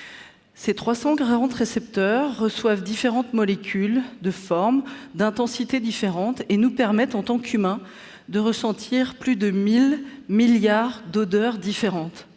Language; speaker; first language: French; native; French